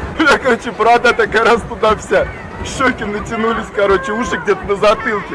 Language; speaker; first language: Russian; native; Russian